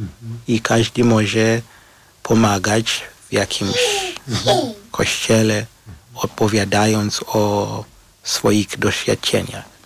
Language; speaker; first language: Polish; non-native, fluent; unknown